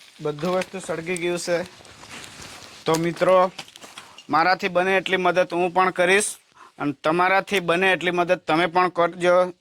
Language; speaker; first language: Gujarati; non-native, local second language; Vasavi